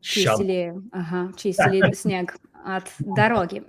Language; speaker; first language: Russian; non-native, fluent; English